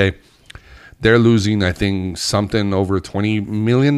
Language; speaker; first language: English; early bilingual, other home language; Spanish